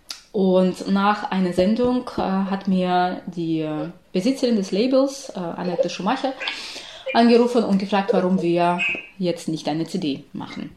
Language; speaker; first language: German; non-native, fluent; Ukrainian